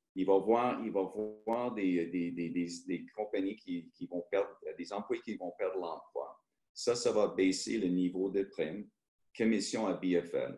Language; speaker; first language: French; early bilingual, heritage; French